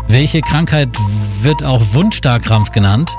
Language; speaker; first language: German; native; German